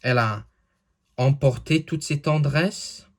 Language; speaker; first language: French; non-native, learner; English